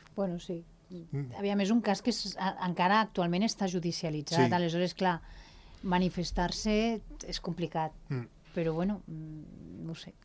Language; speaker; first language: Catalan; non-native, local second language; Spanish